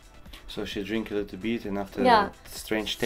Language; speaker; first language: English; non-native, learner; Russian